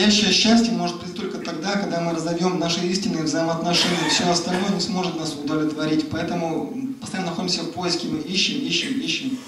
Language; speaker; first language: Russian; native; Russian